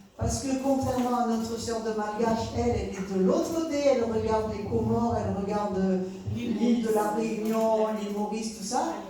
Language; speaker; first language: French; native; French